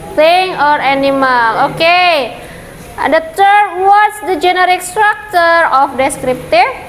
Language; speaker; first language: English; non-native, learner; Indonesian